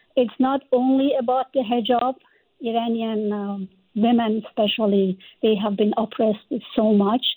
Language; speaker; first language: English; non-native, fluent; Persian